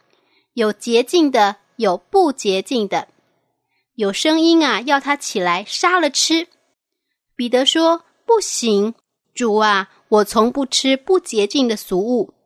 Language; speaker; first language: Chinese; native; Chinese